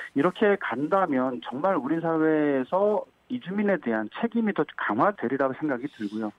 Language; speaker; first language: Korean; native; Korean